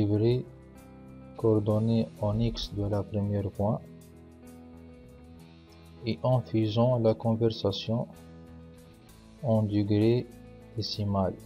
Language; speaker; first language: French; non-native, local second language; Arabic